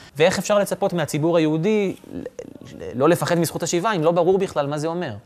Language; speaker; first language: Hebrew; native; Hebrew